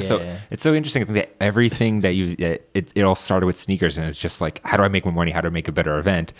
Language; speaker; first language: English; native; English